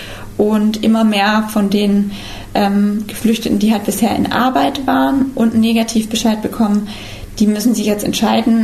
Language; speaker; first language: German; native; German